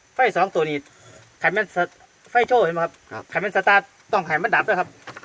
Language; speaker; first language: Thai; non-native, local second language; Northeastern Thai